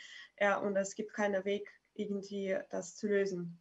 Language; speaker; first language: German; non-native, fluent; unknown